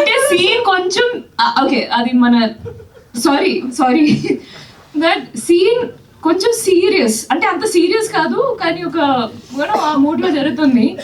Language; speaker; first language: Telugu; non-native, fluent; Malayalam